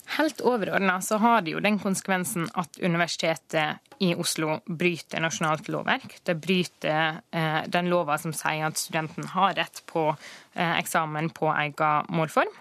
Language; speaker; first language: Norwegian; native; Norwegian